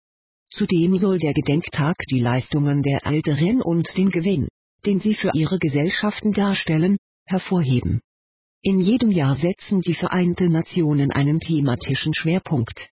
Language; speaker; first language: German; native; German